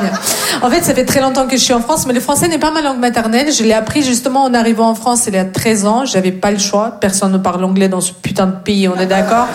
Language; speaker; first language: French; non-native, fluent; Russian